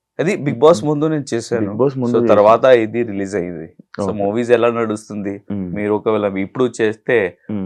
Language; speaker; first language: Telugu; non-native, learner; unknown